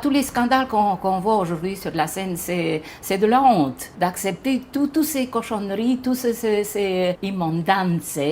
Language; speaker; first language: French; non-native, fluent; Romanian